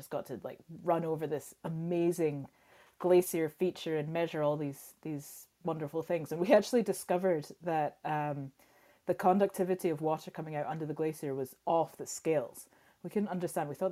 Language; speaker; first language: English; native; English